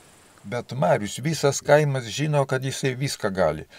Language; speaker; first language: Lithuanian; native; Lithuanian